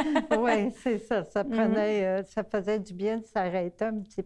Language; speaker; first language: French; native; French